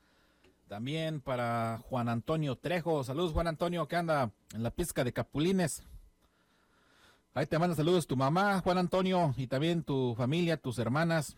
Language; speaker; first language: Spanish; native; Spanish